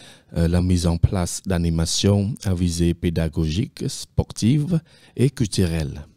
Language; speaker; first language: French; non-native, fluent; Khmer